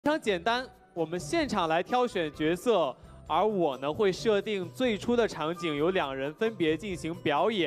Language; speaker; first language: Chinese; native; Chinese